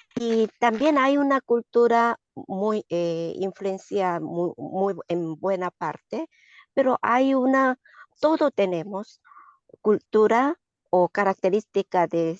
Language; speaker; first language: Spanish; non-native, learner; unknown